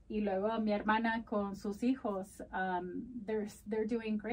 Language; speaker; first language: Spanish; early bilingual, heritage; Spanish